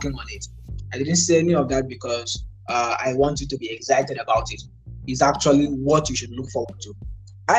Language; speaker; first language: English; non-native, local second language; Igbo